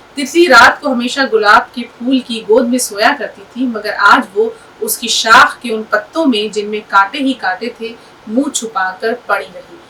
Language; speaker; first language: Urdu; native; Urdu